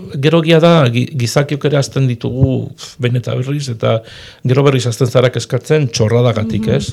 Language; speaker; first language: Basque; non-native, local second language; Spanish